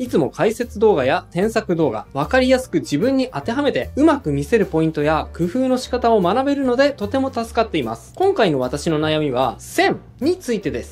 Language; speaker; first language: Japanese; native; Japanese